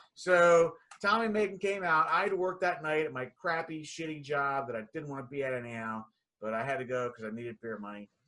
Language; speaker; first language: English; native; English